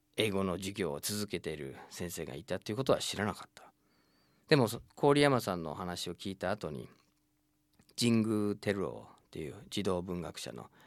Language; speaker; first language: Japanese; non-native, fluent; English